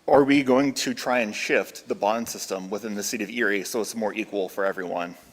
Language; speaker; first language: English; native; English